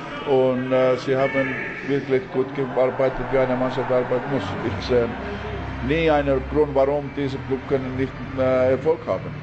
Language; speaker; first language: German; non-native, learner; Finnish